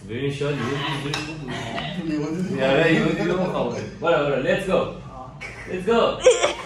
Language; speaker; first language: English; non-native, learner; Persian